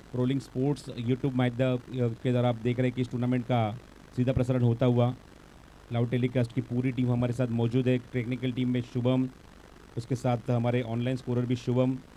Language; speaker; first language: Hindi; non-native, local second language; Marathi